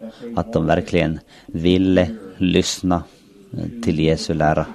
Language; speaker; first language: Swedish; non-native, local second language; Finnish